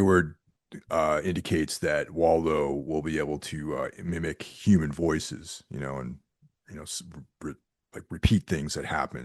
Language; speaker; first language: English; native; English